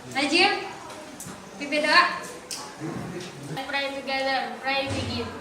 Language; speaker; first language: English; non-native, learner; Indonesian